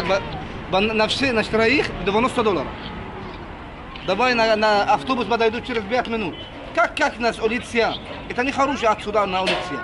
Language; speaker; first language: Russian; non-native, learner; Arabic